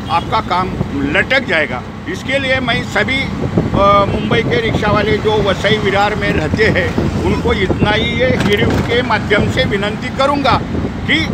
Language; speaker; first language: Hindi; non-native, local second language; Marathi